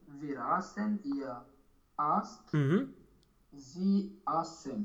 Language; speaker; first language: German; non-native, learner; Romanian